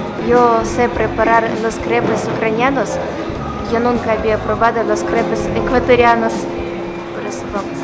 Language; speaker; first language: Spanish; non-native, fluent; Ukrainian